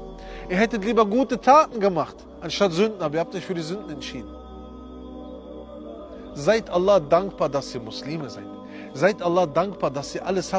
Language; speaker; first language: German; early bilingual, other home language; Romany